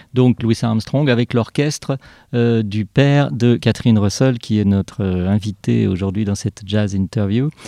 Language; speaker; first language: French; native; French